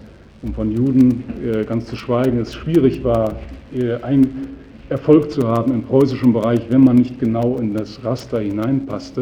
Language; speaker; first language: German; native; German